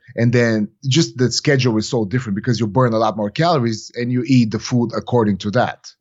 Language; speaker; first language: English; non-native, fluent; Bulgarian